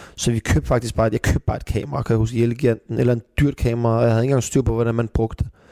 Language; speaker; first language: Danish; early bilingual, other home language; Persian